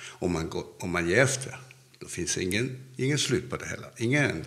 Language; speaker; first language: Swedish; non-native, fluent; Cantonese